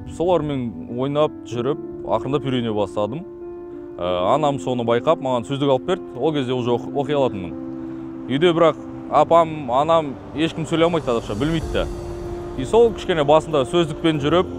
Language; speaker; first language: Kazakh; non-native, local second language; Russian